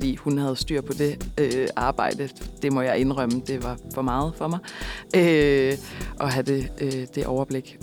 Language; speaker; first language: Danish; native; Danish